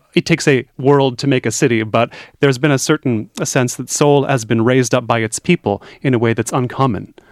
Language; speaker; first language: English; native; English